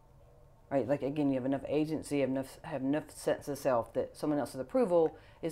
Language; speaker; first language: English; native; English